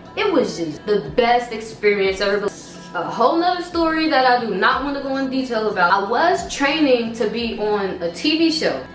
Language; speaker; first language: English; native; English